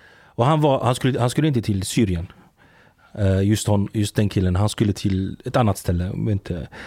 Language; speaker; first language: Swedish; early bilingual, other home language; Arabic